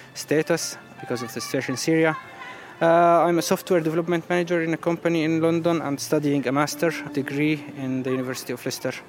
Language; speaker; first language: English; non-native, fluent; Arabic